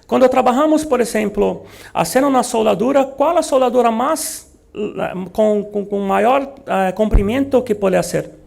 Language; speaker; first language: Spanish; non-native, learner; Portuguese